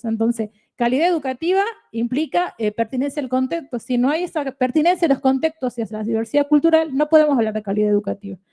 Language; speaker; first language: Spanish; native; Spanish